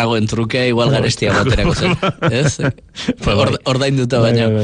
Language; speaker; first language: Basque; native; Basque